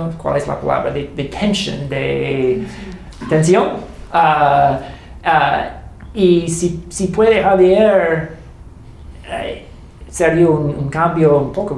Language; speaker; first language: Spanish; non-native, learner; English